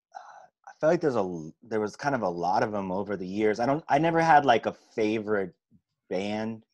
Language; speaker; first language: English; native; English